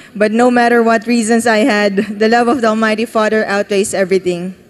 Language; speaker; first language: English; non-native, local second language; Filipino